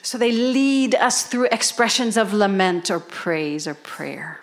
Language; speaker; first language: English; native; English